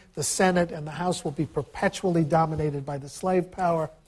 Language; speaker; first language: English; early bilingual, other home language; Ukrainian